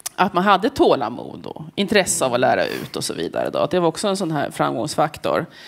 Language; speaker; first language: Swedish; native; Swedish